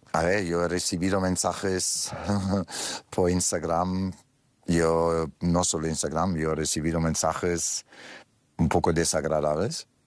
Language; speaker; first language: Spanish; non-native, fluent; German